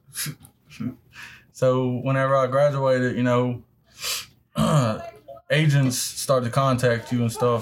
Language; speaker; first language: English; native; English